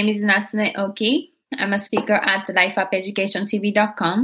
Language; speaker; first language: English; non-native, fluent; Japanese